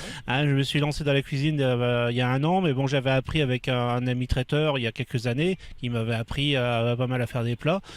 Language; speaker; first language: French; native; French